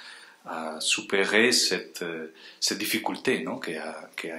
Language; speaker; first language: French; non-native, fluent; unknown